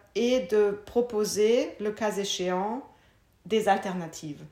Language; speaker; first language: French; non-native, fluent; German